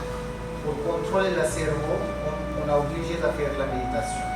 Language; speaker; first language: French; non-native, learner; Hindi